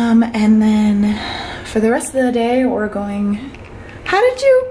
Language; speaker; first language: English; native; English